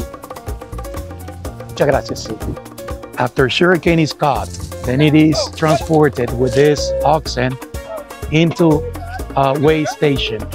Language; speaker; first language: English; non-native, fluent; Spanish